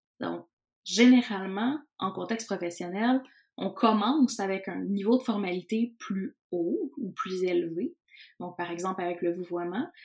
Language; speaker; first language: French; native; French